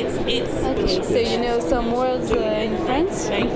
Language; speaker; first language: English; non-native, learner; French